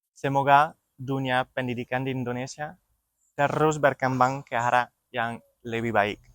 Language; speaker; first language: Indonesian; non-native, learner; French